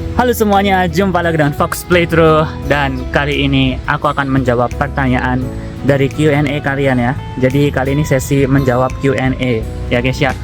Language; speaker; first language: Indonesian; native; Indonesian